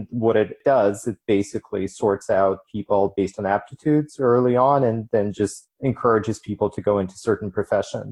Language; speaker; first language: English; non-native, fluent; Ukrainian